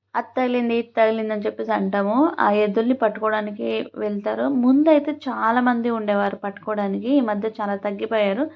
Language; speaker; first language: Telugu; native; Telugu